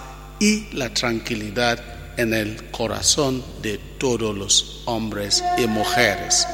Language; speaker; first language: Spanish; non-native, fluent; Italian